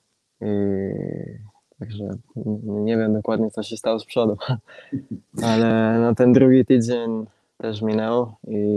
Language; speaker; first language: Polish; non-native, fluent; Italian